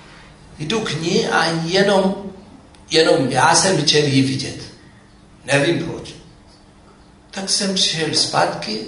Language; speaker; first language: Czech; non-native, fluent; Amharic